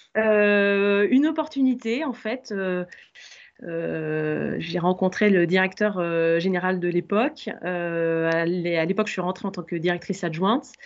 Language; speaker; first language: French; native; French